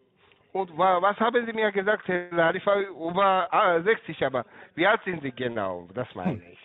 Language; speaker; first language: German; non-native, learner; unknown